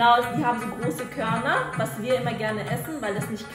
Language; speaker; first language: German; early bilingual, other home language; Persian